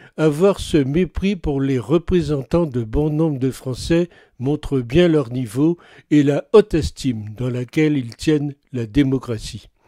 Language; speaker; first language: French; native; French